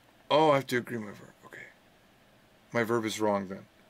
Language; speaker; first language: English; native; English